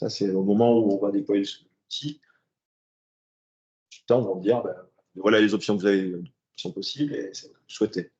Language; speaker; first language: French; native; French